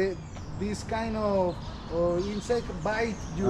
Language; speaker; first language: English; non-native, learner; Spanish